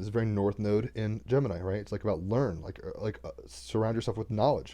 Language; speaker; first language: English; native; English